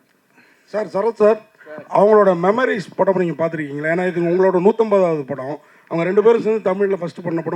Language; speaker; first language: Tamil; native; Tamil